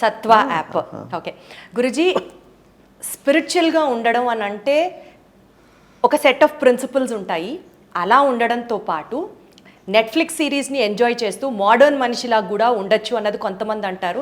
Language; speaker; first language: Telugu; native; Telugu